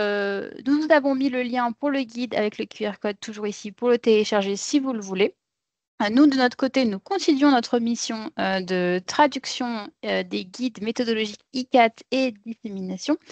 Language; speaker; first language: French; native; French